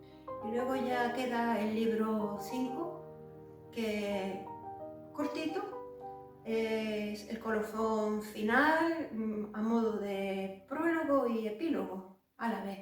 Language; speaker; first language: Spanish; native; Spanish